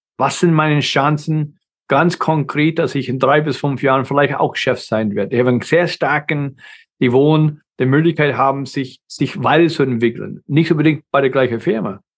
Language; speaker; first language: German; non-native, fluent; English